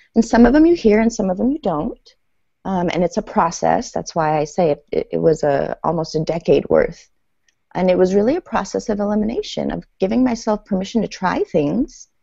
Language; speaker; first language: English; early bilingual, other home language; Persian